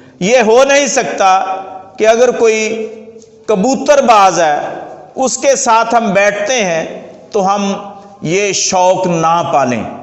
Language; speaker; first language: Urdu; non-native, local second language; Punjabi